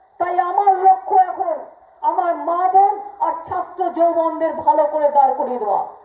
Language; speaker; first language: Bangla; native; Bangla